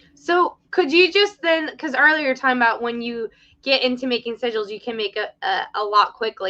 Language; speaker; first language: English; native; English